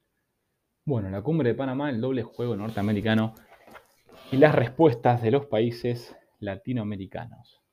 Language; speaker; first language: Spanish; native; Spanish